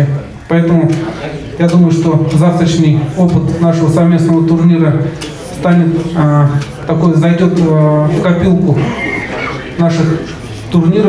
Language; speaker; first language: Russian; native; Russian